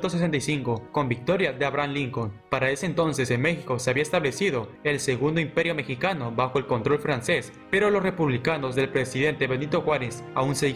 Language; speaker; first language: Spanish; native; Spanish